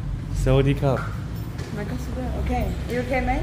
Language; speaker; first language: English; non-native, learner; Thai